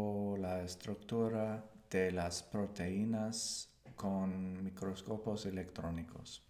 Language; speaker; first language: Spanish; non-native, learner; English